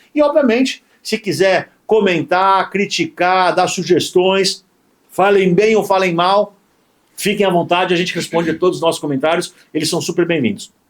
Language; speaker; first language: Portuguese; native; Portuguese